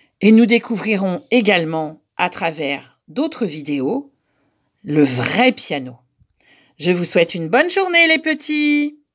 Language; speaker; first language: French; native; French